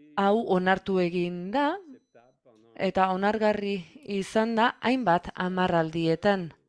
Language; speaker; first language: Basque; non-native, fluent; French